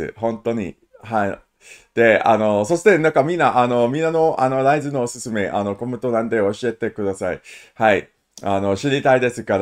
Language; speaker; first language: Japanese; non-native, learner; English